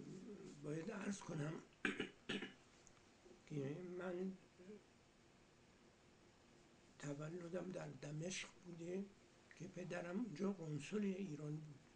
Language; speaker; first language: Persian; early bilingual, heritage; Persian